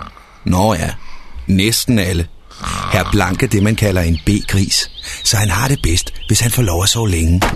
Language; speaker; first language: Danish; native; Danish